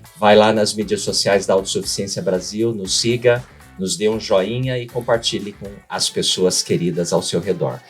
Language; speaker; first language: Portuguese; native; Portuguese